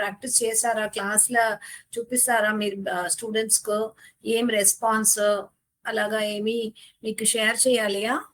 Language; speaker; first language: Telugu; non-native, learner; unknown